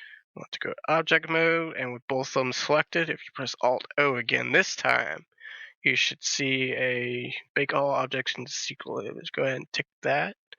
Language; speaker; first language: English; native; English